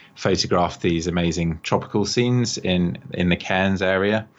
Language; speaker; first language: English; native; English